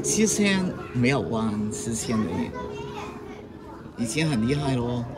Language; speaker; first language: Chinese; non-native, local second language; Cantonese